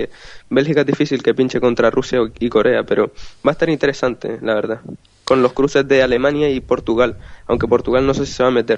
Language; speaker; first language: Spanish; native; Spanish